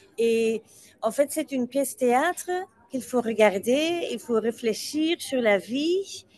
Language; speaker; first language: French; non-native, local second language; Dutch